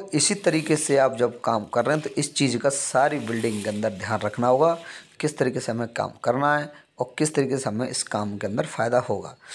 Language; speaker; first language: Hindi; native; Hindi